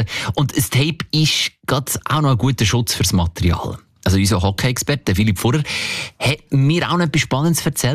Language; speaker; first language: German; native; German